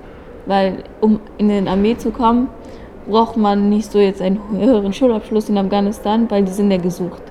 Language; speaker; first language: German; early bilingual, other home language; Persian